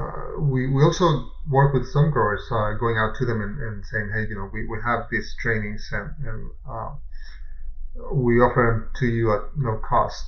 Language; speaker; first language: English; native; English